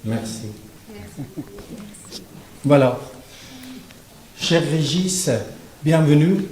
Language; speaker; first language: French; non-native, fluent; Persian